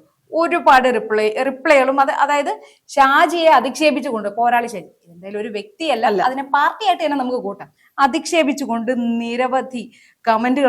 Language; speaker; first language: Malayalam; native; Malayalam